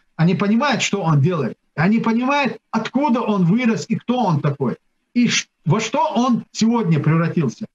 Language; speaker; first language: Russian; non-native, local second language; Chechen